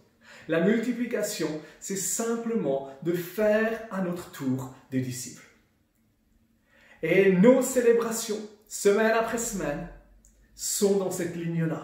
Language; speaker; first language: French; native; French